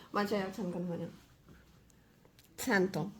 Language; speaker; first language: Korean; non-native, learner; Ukrainian